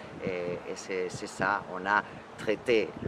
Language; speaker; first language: French; non-native, fluent; Spanish